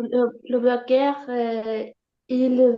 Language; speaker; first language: French; non-native, learner; Ukrainian